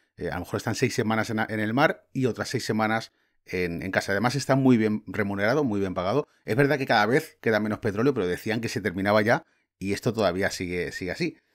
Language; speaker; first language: Spanish; native; Spanish